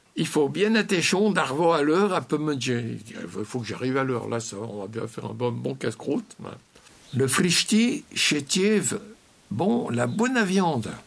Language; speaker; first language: French; native; French